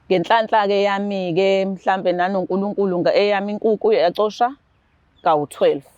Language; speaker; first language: Zulu; native; Zulu